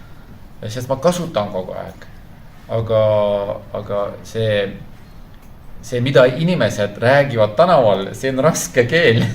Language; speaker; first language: Estonian; non-native, fluent; Turkish